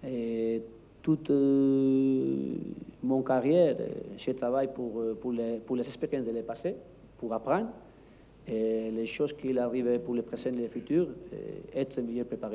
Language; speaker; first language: French; non-native, learner; Spanish